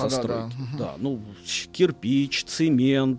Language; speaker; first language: Russian; native; Russian